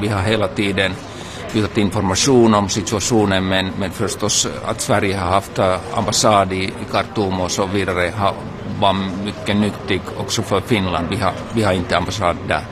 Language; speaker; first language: Swedish; non-native, local second language; Finnish